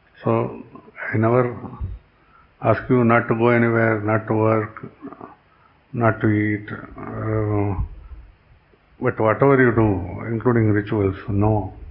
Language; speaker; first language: English; non-native, local second language; Kannada